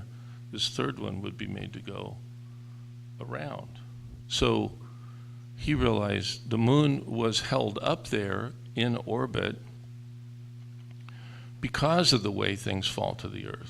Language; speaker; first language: English; native; English